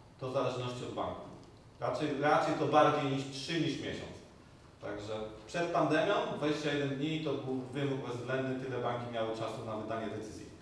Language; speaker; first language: Polish; native; Polish